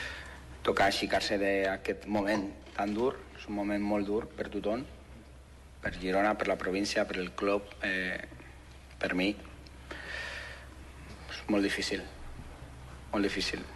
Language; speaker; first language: Catalan; non-native, local second language; Spanish